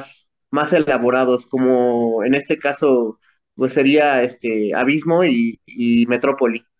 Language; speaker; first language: Spanish; native; Spanish